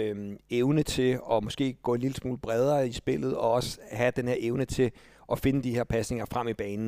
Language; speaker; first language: Danish; native; Danish